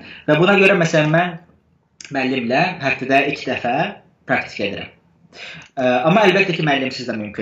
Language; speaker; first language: Azerbaijani; non-native, fluent; Turkish